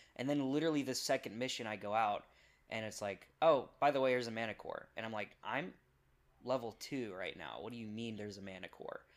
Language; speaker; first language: English; native; English